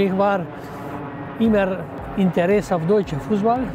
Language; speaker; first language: German; non-native, learner; Slovenian